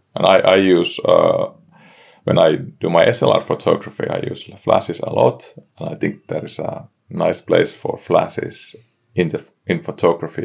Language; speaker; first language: English; non-native, fluent; Finnish